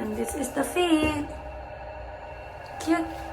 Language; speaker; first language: English; non-native, learner; Filipino